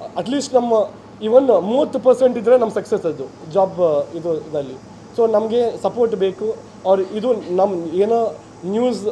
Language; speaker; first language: Kannada; non-native, local second language; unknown